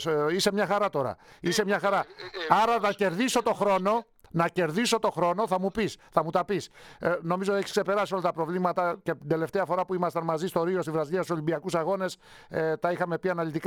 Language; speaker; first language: Greek; native; Greek